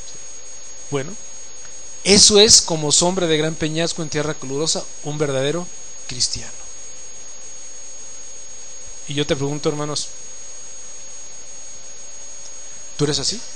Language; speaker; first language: Spanish; native; Spanish